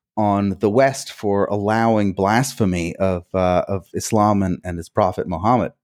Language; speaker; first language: English; early bilingual, other home language; Hungarian